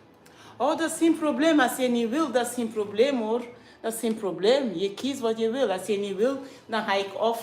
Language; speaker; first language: Dutch; non-native, fluent; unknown